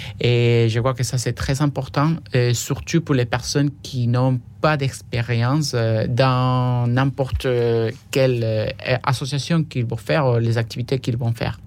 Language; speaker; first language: French; non-native, fluent; Spanish